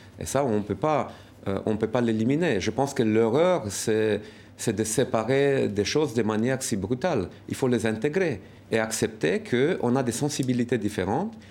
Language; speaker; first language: French; non-native, fluent; Romanian